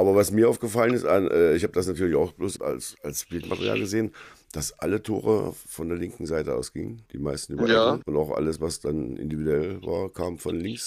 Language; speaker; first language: German; native; German